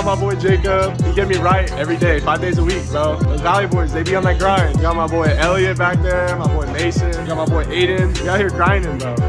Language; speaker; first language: English; native; English